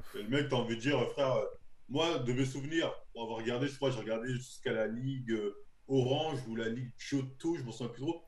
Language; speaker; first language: French; native; French